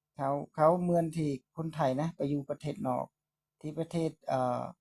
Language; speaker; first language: Thai; non-native, fluent; Khmer